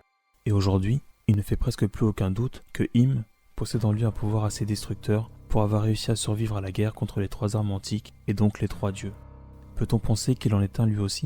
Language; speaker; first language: French; native; French